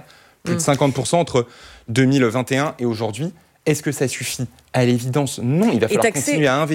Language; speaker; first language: French; native; French